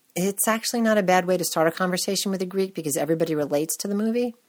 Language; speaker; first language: English; native; English